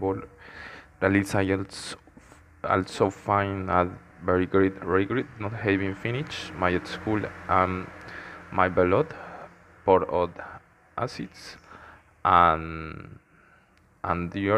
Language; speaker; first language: English; non-native, learner; Spanish